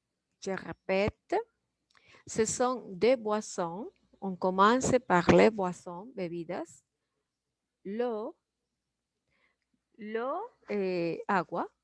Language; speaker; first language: French; non-native, fluent; Spanish